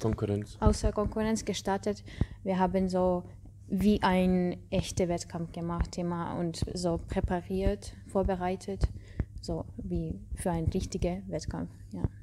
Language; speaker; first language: German; non-native, learner; Russian